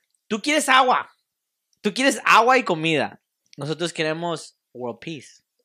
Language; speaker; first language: Spanish; early bilingual, other home language; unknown